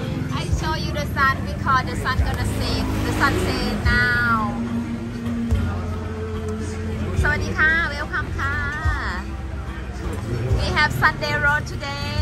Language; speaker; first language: English; non-native, learner; Thai